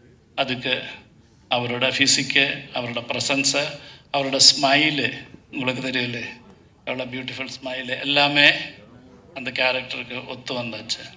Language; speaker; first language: Tamil; non-native, learner; Malayalam